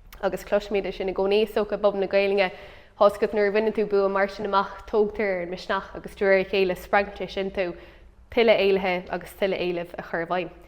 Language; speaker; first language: Irish; non-native, local second language; English